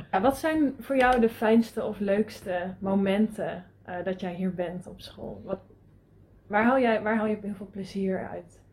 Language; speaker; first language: Dutch; native; Dutch